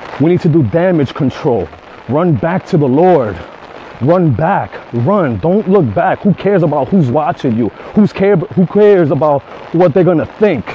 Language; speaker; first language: English; native; English